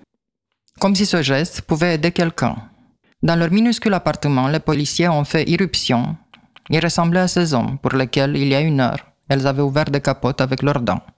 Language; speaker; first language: French; native; French